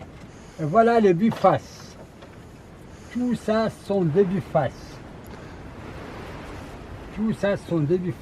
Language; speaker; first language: French; non-native, learner; Arabic